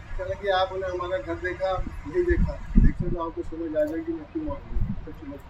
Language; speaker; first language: Urdu; native; Urdu